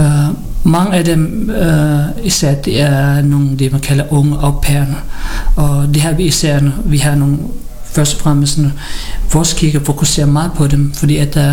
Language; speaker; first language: Danish; non-native, learner; Filipino